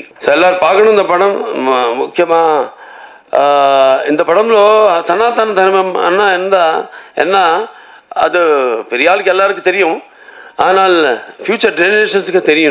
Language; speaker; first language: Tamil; non-native, local second language; Telugu